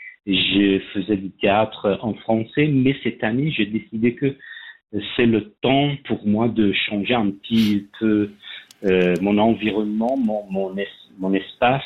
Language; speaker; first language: French; non-native, learner; Persian